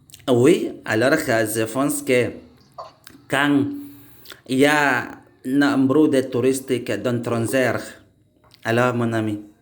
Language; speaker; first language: French; non-native, learner; Indonesian